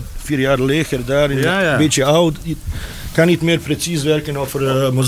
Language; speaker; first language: Dutch; non-native, learner; Bosnian